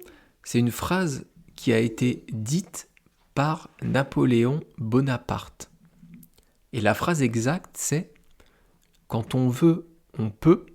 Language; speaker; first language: French; native; French